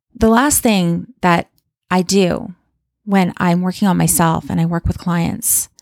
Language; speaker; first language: English; native; English